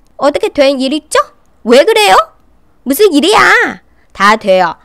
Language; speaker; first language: Korean; non-native, local second language; Chinese